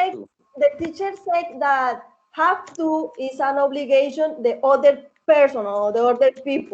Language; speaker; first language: English; non-native, learner; Spanish